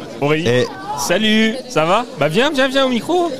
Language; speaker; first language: French; native; French